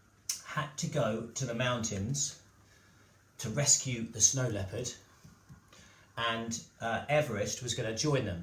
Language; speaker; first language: English; native; English